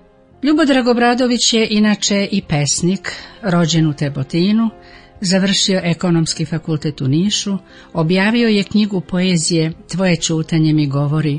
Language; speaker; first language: Serbian; native; Serbian